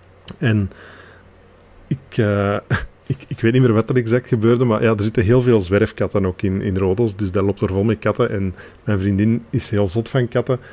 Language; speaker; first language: Dutch; native; Dutch